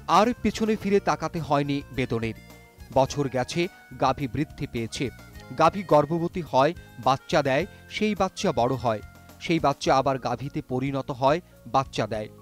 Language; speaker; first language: Bangla; native; Bangla